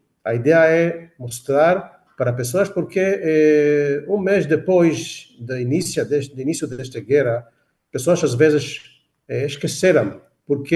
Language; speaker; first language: Portuguese; non-native, fluent; Hebrew